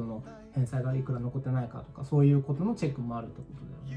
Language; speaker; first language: Japanese; native; Japanese